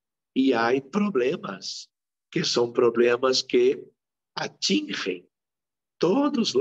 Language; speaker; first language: Spanish; non-native, local second language; Portuguese